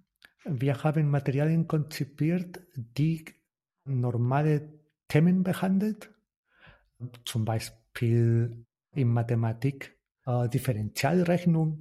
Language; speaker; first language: German; non-native, fluent; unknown